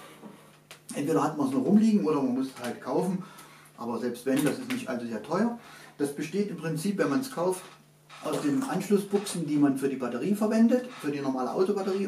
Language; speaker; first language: German; native; German